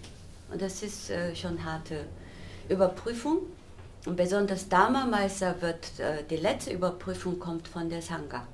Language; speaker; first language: German; non-native, fluent; Korean